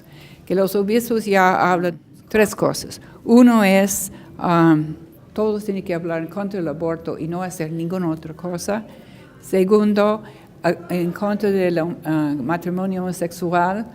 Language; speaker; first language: Spanish; non-native, learner; English